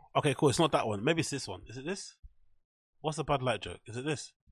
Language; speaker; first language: English; native; English